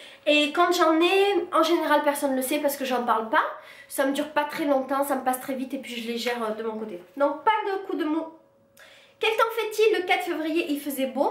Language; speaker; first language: French; native; French